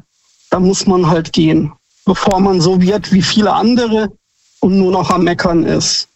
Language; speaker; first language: German; native; German